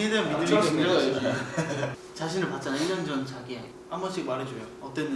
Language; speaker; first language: Korean; native; Korean